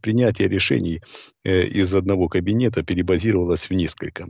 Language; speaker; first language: Russian; native; Russian